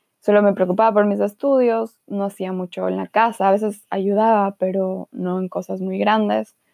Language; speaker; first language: Spanish; native; Spanish